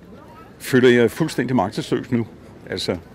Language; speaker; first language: Danish; native; Danish